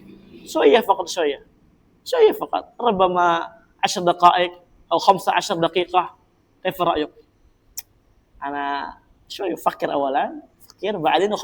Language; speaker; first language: Arabic; non-native, fluent; Indonesian